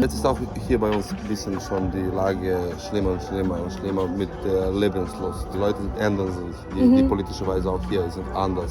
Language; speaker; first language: German; early bilingual, heritage; German